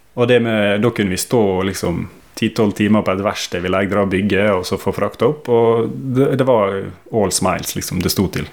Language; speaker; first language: Norwegian; native; Norwegian